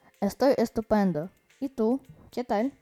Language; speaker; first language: Spanish; non-native, learner; Russian